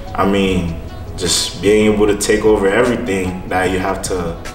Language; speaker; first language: English; non-native, fluent; Haitian Creole